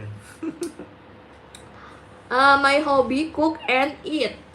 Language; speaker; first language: English; non-native, learner; Indonesian